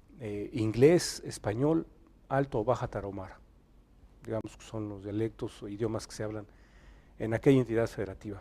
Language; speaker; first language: Spanish; native; Spanish